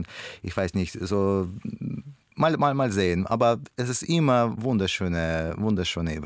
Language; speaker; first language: German; non-native, learner; Russian